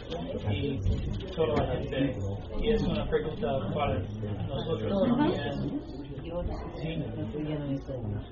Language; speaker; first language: Spanish; non-native, learner; English